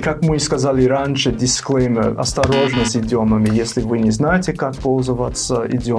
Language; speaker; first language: Russian; non-native, fluent; English